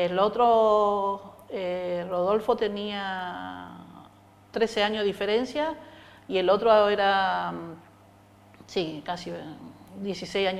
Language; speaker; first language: Spanish; native; Spanish